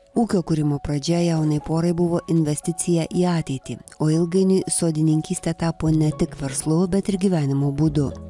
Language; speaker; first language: Lithuanian; native; Lithuanian